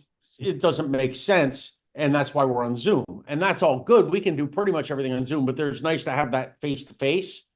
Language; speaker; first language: English; native; English